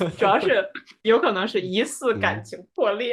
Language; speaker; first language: Chinese; native; Chinese